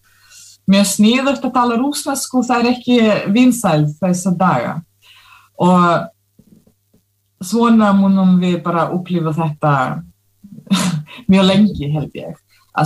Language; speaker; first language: Icelandic; non-native, fluent; Russian